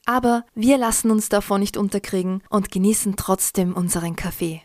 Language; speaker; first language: German; native; German